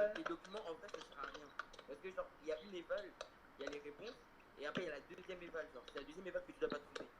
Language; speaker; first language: French; native; French